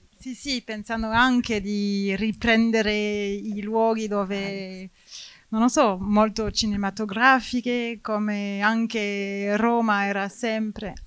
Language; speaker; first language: Italian; non-native, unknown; French